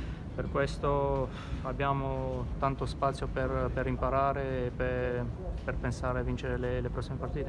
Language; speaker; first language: Italian; non-native, learner; Armenian